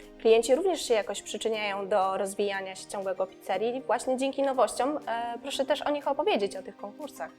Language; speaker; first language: Polish; native; Polish